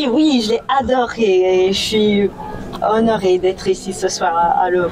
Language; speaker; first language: French; non-native, fluent; English